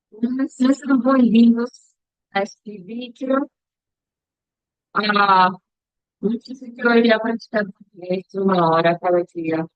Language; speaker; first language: Portuguese; non-native, learner; Spanish